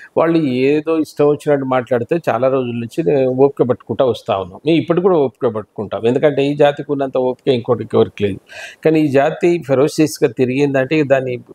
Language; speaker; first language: Telugu; non-native, local second language; Lambadi